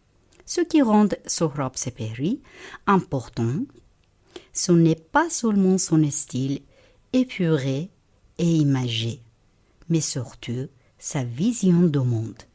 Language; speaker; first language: French; non-native, fluent; Persian